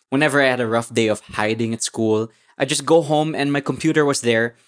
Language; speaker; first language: English; non-native, local second language; Filipino